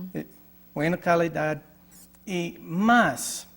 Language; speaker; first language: Spanish; non-native, learner; English